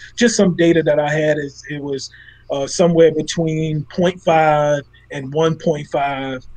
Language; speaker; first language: English; native; English